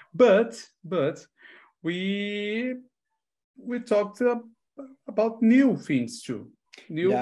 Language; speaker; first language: English; non-native, learner; Portuguese